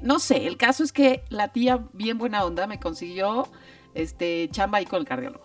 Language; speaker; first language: Spanish; native; Spanish